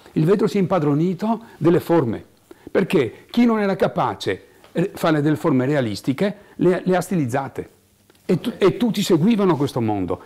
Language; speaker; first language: Italian; native; Italian